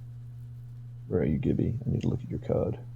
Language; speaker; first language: English; native; English